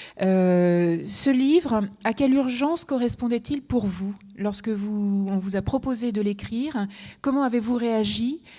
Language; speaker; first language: French; native; French